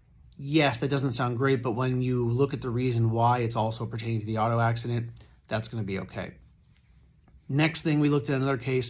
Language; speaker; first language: English; native; English